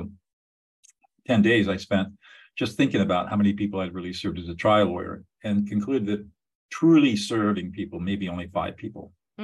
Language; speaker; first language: English; native; English